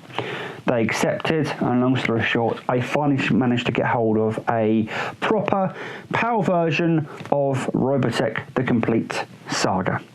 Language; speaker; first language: English; native; English